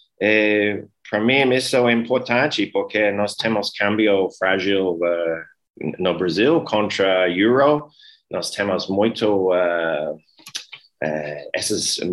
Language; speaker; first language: Portuguese; non-native, learner; English